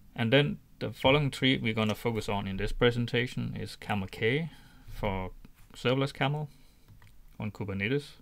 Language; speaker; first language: English; non-native, fluent; Danish